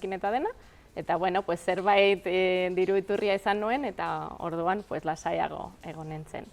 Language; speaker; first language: Basque; non-native, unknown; Catalan